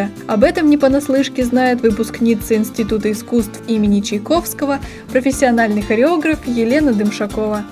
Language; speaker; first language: Russian; native; Russian